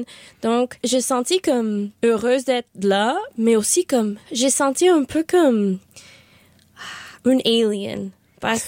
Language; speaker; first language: French; non-native, learner; Spanish